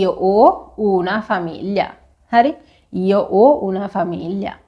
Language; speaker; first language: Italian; non-native, fluent; Sinhala